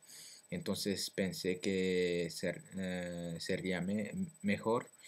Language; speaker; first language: Spanish; non-native, learner; French